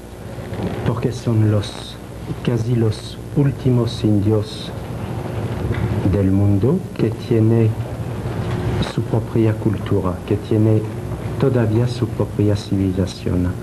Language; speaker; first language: Spanish; non-native, learner; French